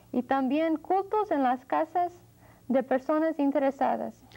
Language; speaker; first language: Spanish; non-native, fluent; English